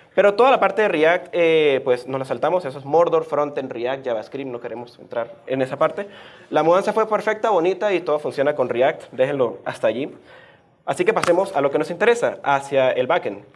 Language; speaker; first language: Spanish; native; Spanish